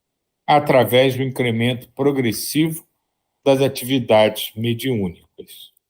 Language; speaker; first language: Portuguese; native; Portuguese